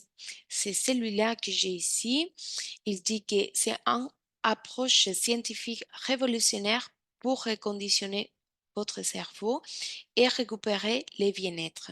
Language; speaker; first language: French; non-native, fluent; Spanish